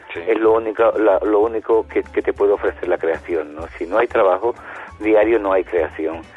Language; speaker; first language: Spanish; native; Spanish